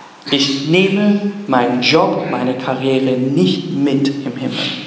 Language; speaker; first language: German; non-native, fluent; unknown